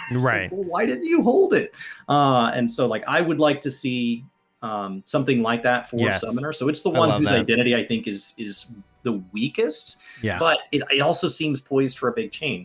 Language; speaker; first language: English; native; English